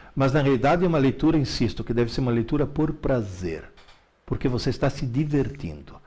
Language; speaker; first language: Portuguese; early bilingual, other home language; Italian